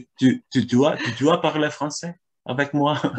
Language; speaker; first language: French; non-native, learner; Finnish